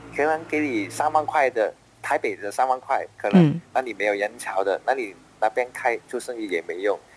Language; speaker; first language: Chinese; non-native, fluent; Cantonese